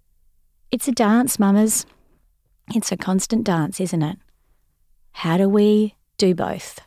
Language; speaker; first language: English; native; English